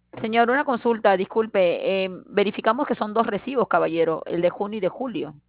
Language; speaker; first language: Spanish; native; Spanish